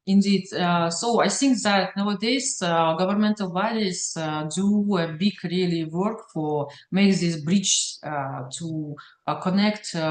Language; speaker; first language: English; non-native, learner; Russian